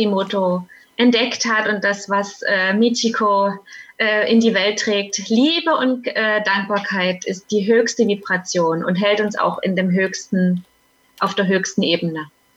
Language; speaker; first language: German; native; German